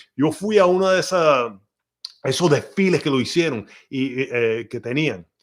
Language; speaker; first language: Spanish; early bilingual, heritage; Spanish